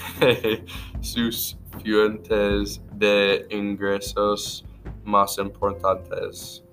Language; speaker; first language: Spanish; non-native, learner; English